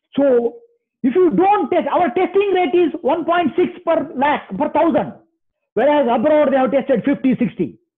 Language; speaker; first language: English; non-native, local second language; Kannada